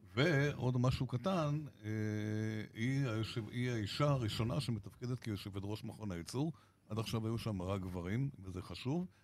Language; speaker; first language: Hebrew; native; Hebrew